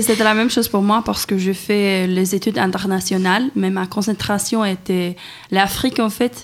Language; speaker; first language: French; non-native, fluent; Swedish